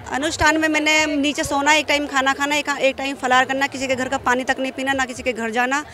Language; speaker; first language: Hindi; native; Hindi